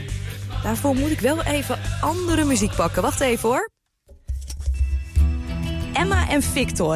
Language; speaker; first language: Dutch; native; Dutch